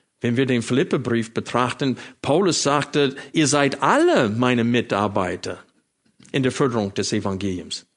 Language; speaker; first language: German; non-native, fluent; English